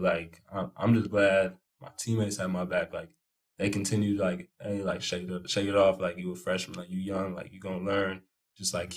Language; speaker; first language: English; native; English